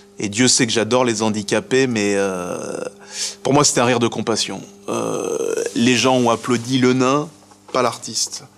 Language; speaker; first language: French; native; French